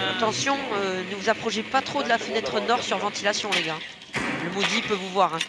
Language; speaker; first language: French; native; French